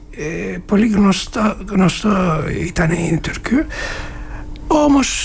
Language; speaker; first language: Greek; non-native, fluent; Turkish